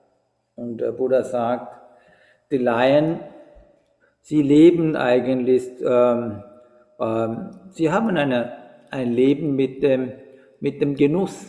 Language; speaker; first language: German; non-native, fluent; Sinhala